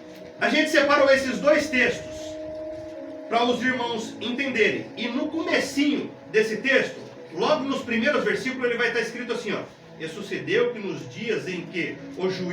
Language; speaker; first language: Portuguese; native; Portuguese